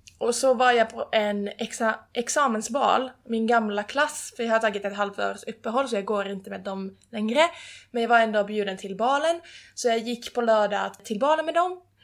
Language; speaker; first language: Swedish; non-native, fluent; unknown